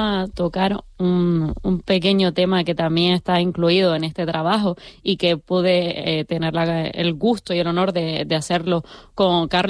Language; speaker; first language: Spanish; native; Spanish